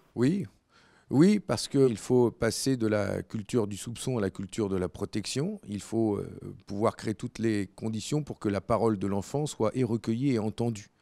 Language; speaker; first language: French; native; French